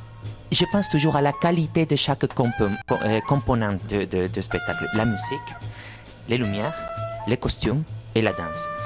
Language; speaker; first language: French; non-native, fluent; Spanish